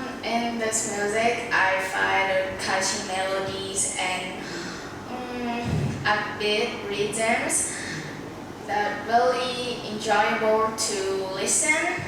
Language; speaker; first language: English; non-native, learner; Vietnamese